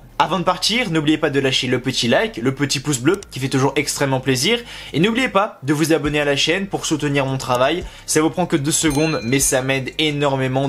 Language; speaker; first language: French; native; French